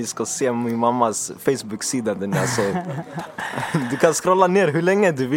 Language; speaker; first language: Swedish; early bilingual, other home language; Finnish